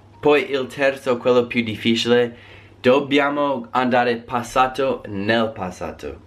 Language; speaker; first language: Italian; non-native, fluent; English